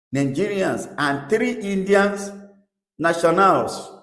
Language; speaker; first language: English; non-native, local second language; Yoruba